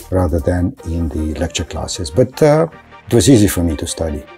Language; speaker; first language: English; non-native, fluent; Russian